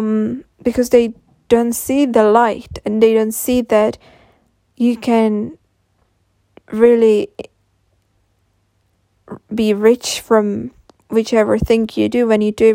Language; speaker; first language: English; non-native, fluent; Czech